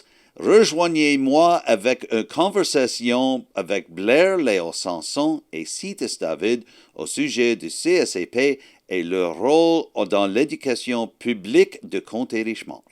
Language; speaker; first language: French; non-native, learner; English